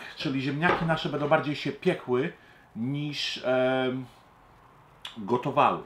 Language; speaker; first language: Polish; early bilingual, heritage; Polish